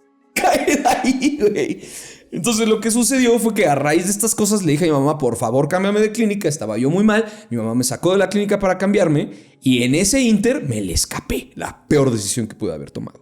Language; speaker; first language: Spanish; native; Spanish